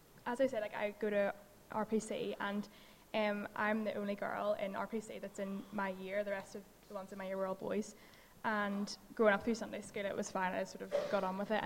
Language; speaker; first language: English; native; English